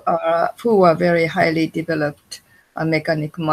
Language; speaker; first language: English; non-native, learner; Japanese